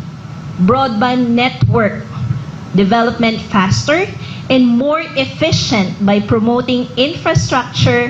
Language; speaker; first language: English; non-native, local second language; Filipino